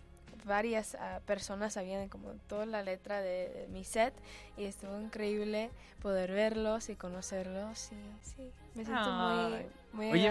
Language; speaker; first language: Spanish; early bilingual, heritage; English